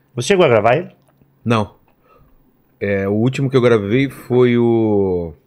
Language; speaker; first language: Portuguese; native; Portuguese